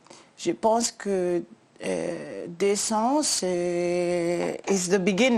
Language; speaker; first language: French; non-native, learner; English